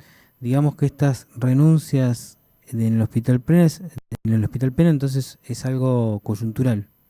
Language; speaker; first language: Spanish; native; Spanish